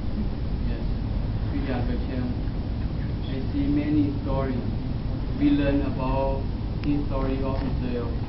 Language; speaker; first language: English; non-native, learner; Thai